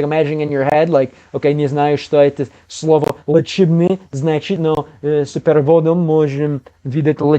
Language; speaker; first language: Russian; non-native, learner; English